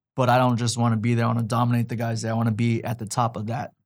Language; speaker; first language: English; native; English